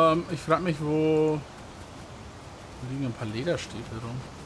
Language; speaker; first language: German; native; German